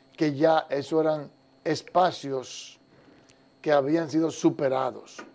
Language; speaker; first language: Spanish; native; Spanish